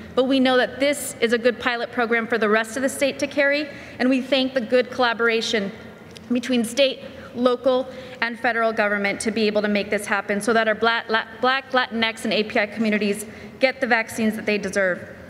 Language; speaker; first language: English; early bilingual, other home language; Spanish